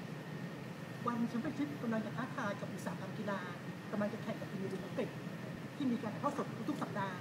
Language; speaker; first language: Thai; native; Thai